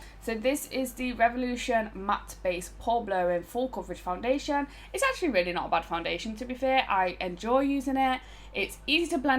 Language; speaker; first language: English; native; English